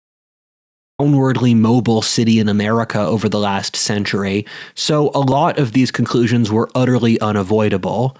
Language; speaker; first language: English; native; English